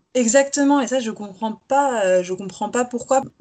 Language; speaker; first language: French; native; French